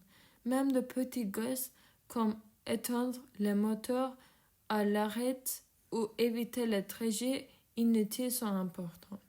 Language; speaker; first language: French; non-native, learner; Turkish